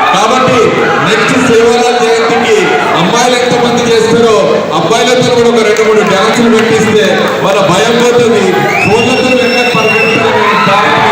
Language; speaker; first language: Telugu; non-native, local second language; Urdu